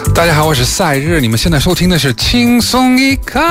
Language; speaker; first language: Chinese; non-native, fluent; English